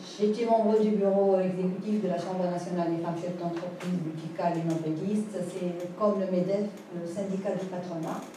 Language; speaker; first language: French; non-native, local second language; Arabic